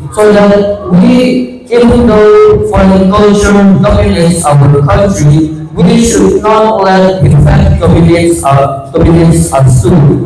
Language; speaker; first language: English; non-native, fluent; Indonesian